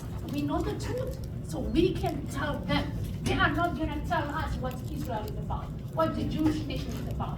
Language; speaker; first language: English; non-native, local second language; Hebrew